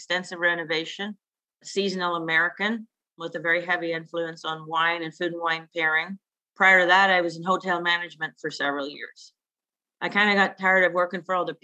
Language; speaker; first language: English; native; English